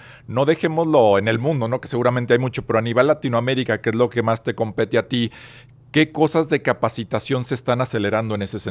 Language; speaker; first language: Spanish; native; Spanish